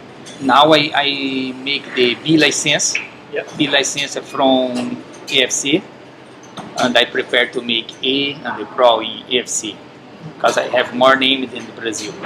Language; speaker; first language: English; non-native, learner; Portuguese